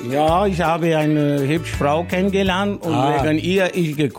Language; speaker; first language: German; non-native, learner; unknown